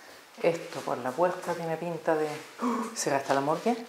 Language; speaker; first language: Spanish; native; Spanish